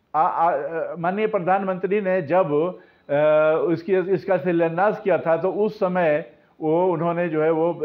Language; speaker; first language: Hindi; native; Hindi